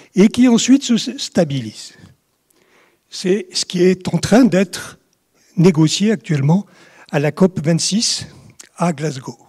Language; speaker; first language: French; native; French